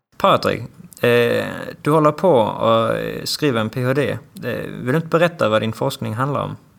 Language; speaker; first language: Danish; early bilingual, heritage; Danish